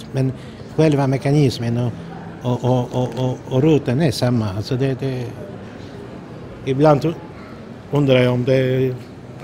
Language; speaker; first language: Swedish; non-native, fluent; Polish